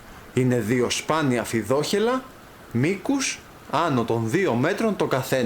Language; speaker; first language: Greek; native; Greek